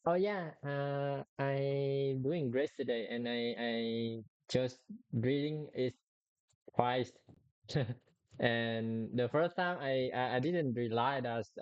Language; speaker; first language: English; non-native, learner; Vietnamese